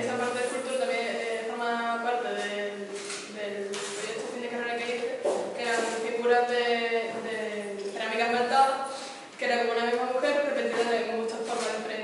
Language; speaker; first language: Spanish; native; Spanish